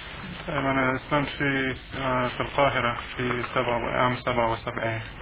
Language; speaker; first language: Arabic; non-native, fluent; English